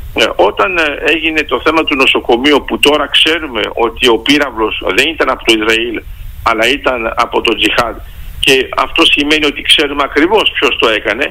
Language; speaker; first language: Greek; early bilingual, heritage; Greek